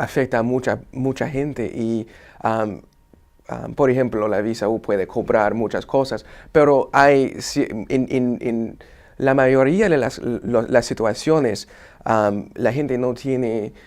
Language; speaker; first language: Spanish; non-native, fluent; English